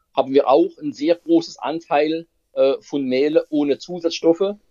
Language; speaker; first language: German; non-native, fluent; French